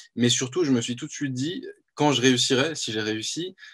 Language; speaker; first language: French; native; French